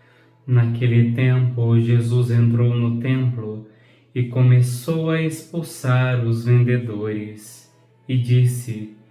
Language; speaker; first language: Portuguese; native; Portuguese